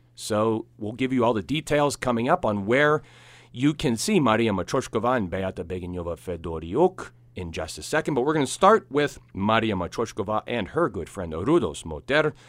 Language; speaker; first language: English; native; English